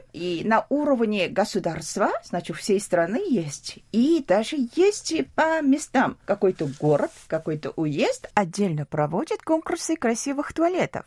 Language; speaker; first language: Russian; non-native, fluent; Korean